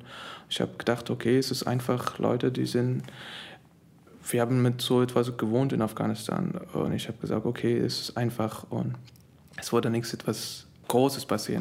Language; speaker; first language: German; non-native, learner; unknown